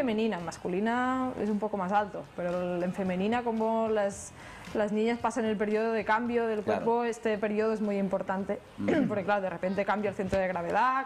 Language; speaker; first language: Spanish; native; Spanish